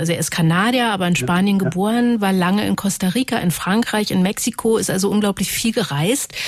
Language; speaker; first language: German; native; German